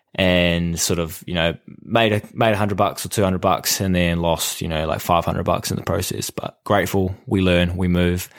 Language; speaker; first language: English; native; English